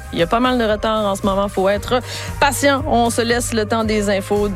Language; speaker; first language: French; native; French